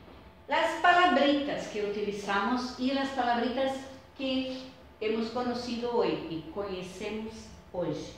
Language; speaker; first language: Spanish; non-native, fluent; Portuguese